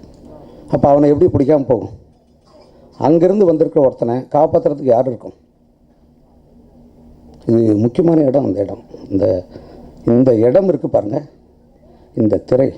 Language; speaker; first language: Tamil; native; Tamil